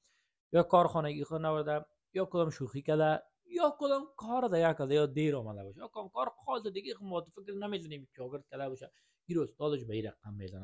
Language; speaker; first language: Persian; native; Persian